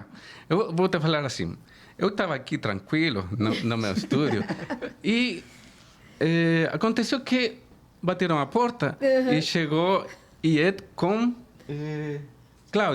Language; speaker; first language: Portuguese; non-native, fluent; Spanish